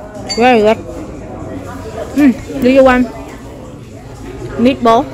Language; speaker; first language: English; non-native, learner; Vietnamese